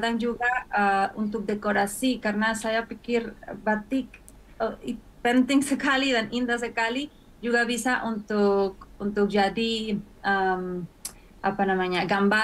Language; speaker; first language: Indonesian; non-native, fluent; Spanish